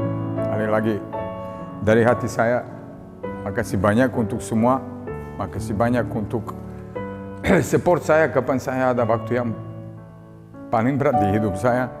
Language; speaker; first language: Indonesian; non-native, fluent; Serbian